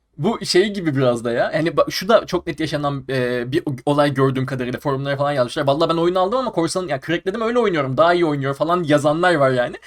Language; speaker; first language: Turkish; native; Turkish